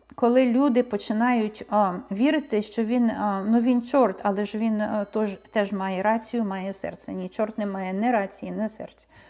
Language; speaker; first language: Ukrainian; native; Ukrainian